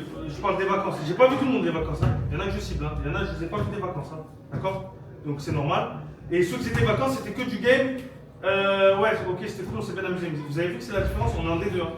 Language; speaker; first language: French; native; French